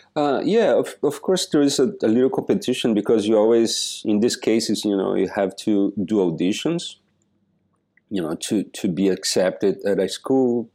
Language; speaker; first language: English; non-native, fluent; Portuguese